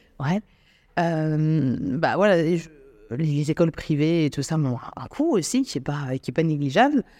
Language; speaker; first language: French; native; French